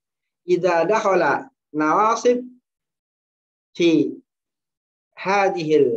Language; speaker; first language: Arabic; non-native, fluent; Indonesian